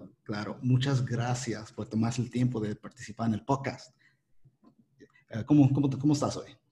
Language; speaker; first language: Spanish; early bilingual, heritage; Spanish